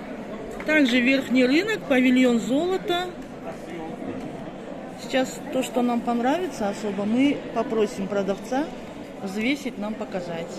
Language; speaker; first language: Russian; non-native, local second language; Kazakh